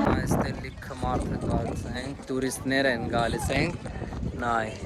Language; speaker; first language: Armenian; non-native, learner; Hindi